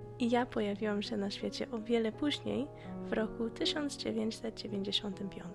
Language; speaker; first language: Polish; non-native, fluent; English